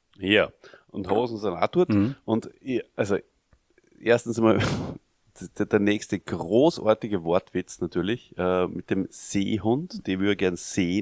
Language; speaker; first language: German; native; German